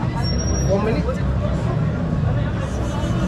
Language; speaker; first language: English; non-native, learner; Arabic